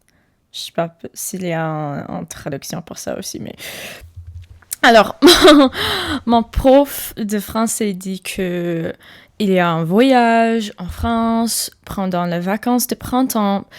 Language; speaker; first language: French; non-native, learner; English